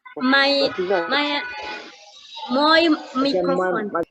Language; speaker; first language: Russian; non-native, learner; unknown